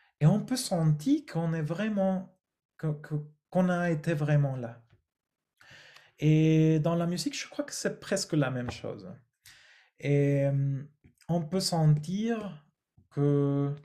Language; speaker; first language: French; non-native, fluent; Spanish